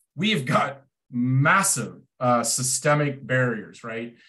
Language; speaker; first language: English; native; English